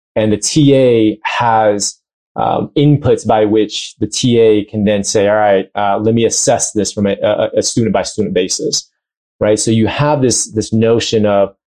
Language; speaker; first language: English; native; English